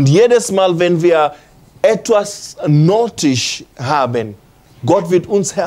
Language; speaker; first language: German; non-native, learner; English